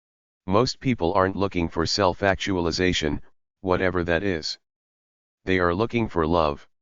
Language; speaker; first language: English; native; English